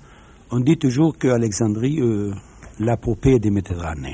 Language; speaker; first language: French; non-native, learner; Arabic